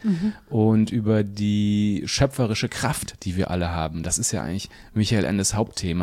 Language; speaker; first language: German; native; German